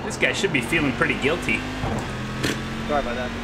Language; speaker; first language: English; native; English